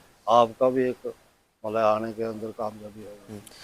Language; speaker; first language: Hindi; non-native, local second language; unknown